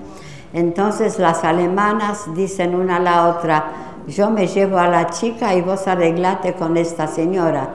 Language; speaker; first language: Spanish; non-native, fluent; Polish